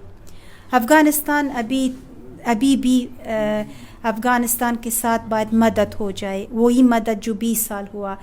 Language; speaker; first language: Hindi; non-native, fluent; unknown